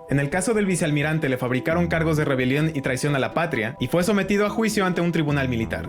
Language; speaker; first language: Spanish; native; Spanish